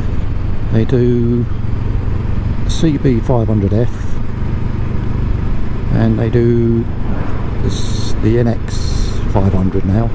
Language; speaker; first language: English; native; English